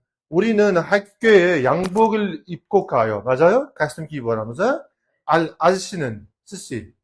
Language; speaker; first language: Korean; non-native, fluent; Uzbek